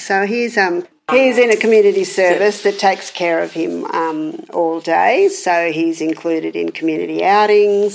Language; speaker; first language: English; native; English